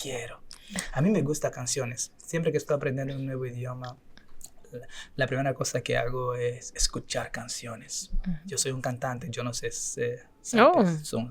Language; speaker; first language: Spanish; non-native, learner; Portuguese